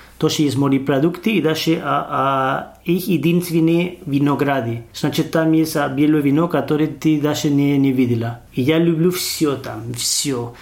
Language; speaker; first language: Russian; non-native, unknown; Spanish